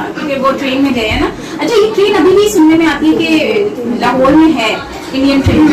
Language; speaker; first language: Urdu; native; Urdu